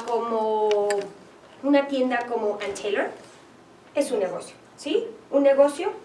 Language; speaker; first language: Spanish; non-native, fluent; English